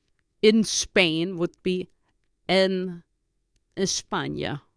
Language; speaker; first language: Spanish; non-native, fluent; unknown